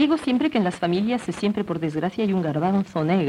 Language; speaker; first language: Spanish; non-native, local second language; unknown